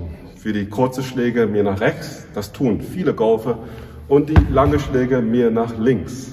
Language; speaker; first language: German; non-native, fluent; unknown